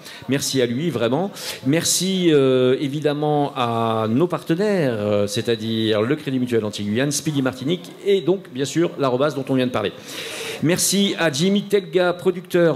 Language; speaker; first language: French; native; French